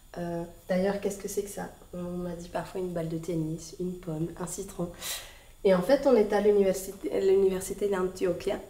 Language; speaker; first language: French; native; French